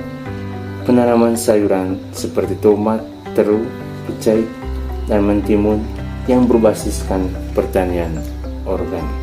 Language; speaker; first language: Indonesian; native; Indonesian